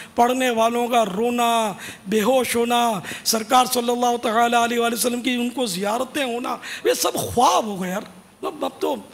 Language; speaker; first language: Urdu; native; Urdu